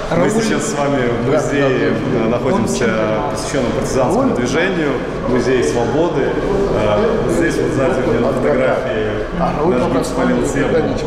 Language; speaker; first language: Russian; native; Russian